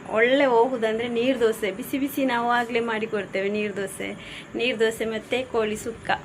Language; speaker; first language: Kannada; non-native, local second language; Tulu